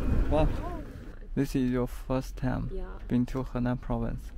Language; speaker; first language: English; non-native, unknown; Chinese